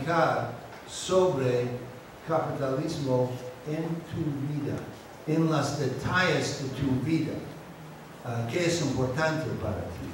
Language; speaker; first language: Spanish; non-native, fluent; English